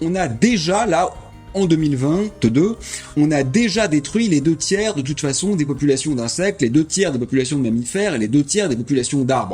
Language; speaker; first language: French; native; French